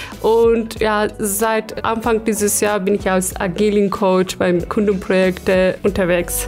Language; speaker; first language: German; non-native, learner; Turkish